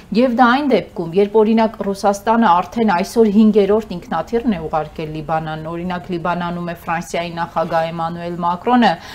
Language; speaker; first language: Armenian; native; Armenian